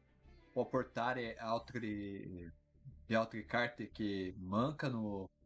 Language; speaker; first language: Italian; non-native, learner; Portuguese